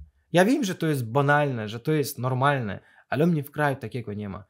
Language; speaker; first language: Polish; non-native, fluent; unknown